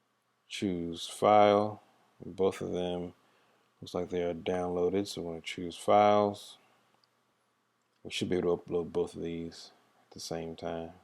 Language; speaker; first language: English; native; English